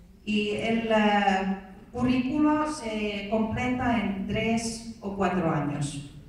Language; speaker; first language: Spanish; non-native, fluent; Finnish